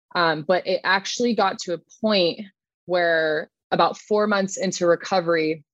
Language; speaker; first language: English; native; English